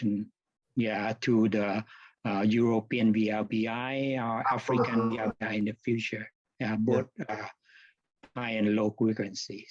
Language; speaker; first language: English; non-native, fluent; Thai